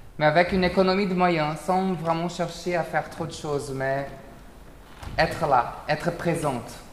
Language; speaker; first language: French; non-native, fluent; Portuguese